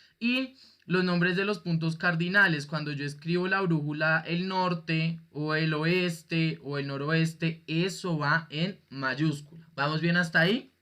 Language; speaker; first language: Spanish; native; Spanish